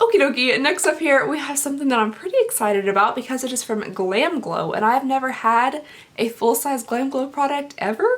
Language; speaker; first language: English; native; English